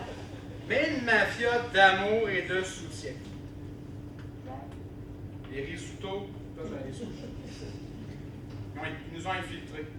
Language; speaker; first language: French; native; French